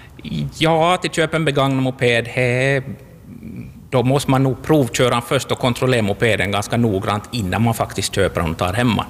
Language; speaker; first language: Swedish; native; Swedish